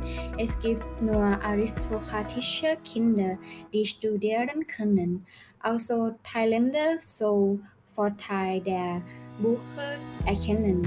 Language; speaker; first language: German; non-native, learner; Thai